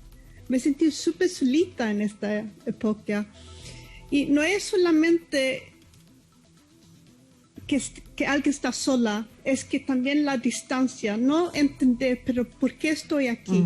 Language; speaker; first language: Spanish; early bilingual, heritage; Spanish